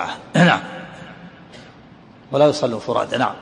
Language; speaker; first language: Arabic; native; Arabic